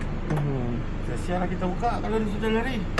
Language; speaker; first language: Malay; native; Malay